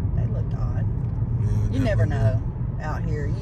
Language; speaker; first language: English; native; English